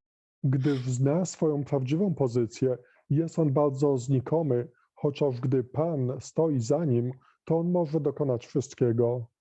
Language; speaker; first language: Polish; native; Polish